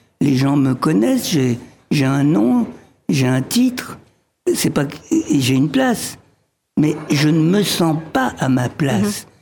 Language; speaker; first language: French; early bilingual, other home language; Arabic